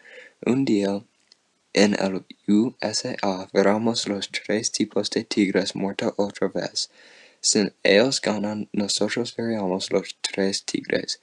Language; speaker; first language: Spanish; non-native, learner; English